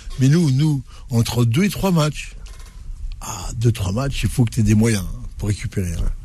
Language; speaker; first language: French; non-native, local second language; Arabic